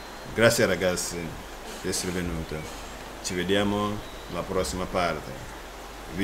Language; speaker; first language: Italian; early bilingual, heritage; Italian